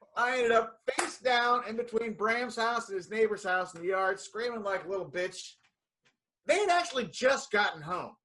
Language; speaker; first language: English; native; English